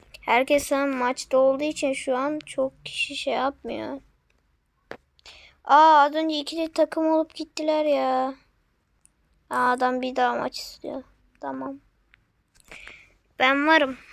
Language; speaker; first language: Turkish; native; Turkish